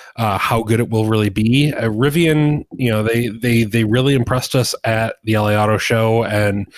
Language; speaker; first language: English; native; English